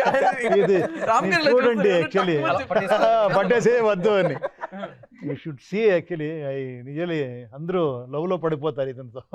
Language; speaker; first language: Telugu; non-native, local second language; Kannada